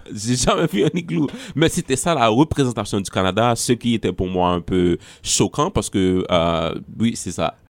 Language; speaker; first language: French; non-native, local second language; Haitian Creole